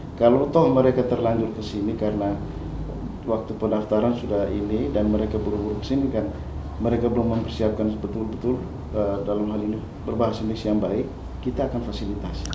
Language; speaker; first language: Indonesian; non-native, local second language; Tetum